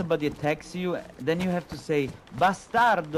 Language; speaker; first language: English; non-native, fluent; Italian